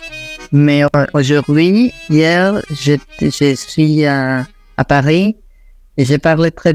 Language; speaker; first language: French; non-native, learner; Spanish